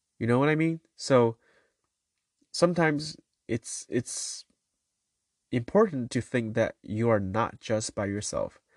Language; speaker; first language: English; non-native, fluent; Chinese